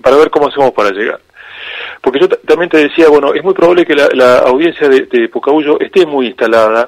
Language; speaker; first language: Spanish; native; Spanish